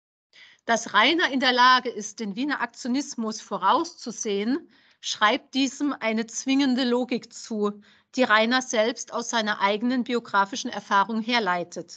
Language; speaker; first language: German; native; German